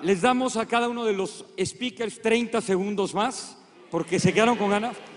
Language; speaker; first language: Spanish; native; Spanish